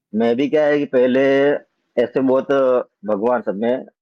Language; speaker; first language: Hindi; non-native, local second language; Gujarati